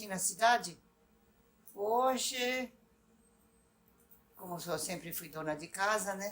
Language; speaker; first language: Portuguese; non-native, local second language; Japanese